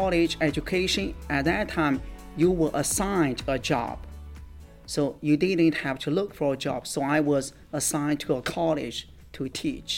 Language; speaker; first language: English; non-native, fluent; Chinese